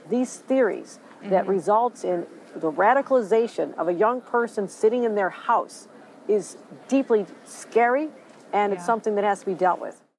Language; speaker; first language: English; native; English